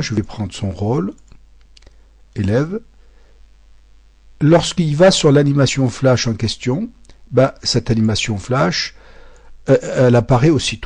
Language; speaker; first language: French; native; French